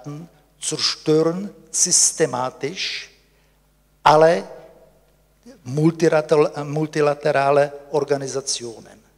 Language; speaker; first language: German; non-native, fluent; Czech